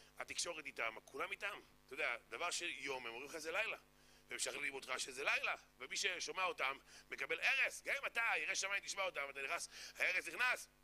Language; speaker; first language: Hebrew; native; Hebrew